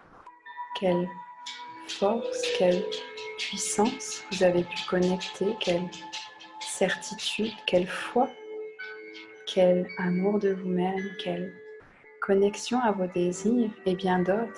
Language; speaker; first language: French; native; French